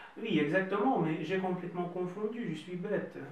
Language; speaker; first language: French; non-native, fluent; Russian